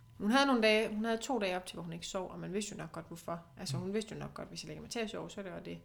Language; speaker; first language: Danish; native; Danish